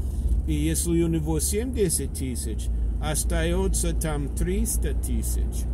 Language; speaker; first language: Russian; non-native, learner; English